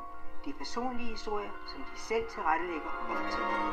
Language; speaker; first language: Danish; native; Danish